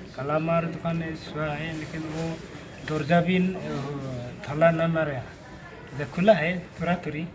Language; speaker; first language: Hindi; non-native, local second language; Khasi